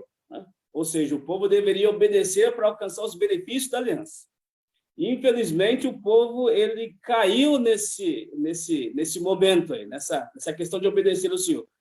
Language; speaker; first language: Portuguese; native; Portuguese